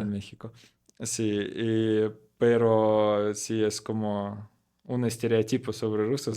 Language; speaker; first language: Spanish; non-native, learner; Russian